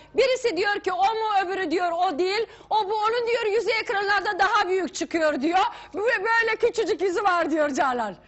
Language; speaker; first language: Turkish; native; Turkish